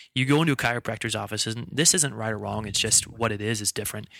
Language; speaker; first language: English; native; English